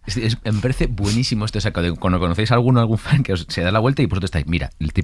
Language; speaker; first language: Spanish; native; Spanish